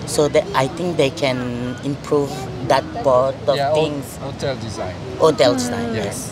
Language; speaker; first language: English; non-native, learner; French